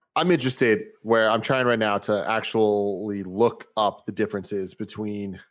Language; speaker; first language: English; native; English